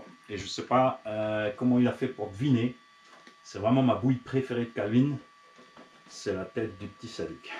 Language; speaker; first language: French; native; French